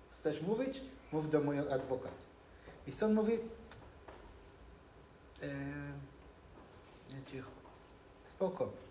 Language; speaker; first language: Polish; non-native, learner; Hebrew